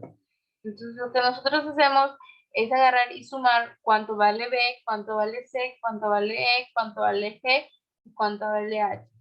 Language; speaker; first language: Spanish; native; Spanish